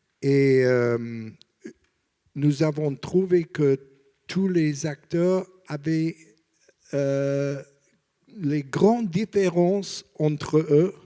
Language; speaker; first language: French; non-native, learner; English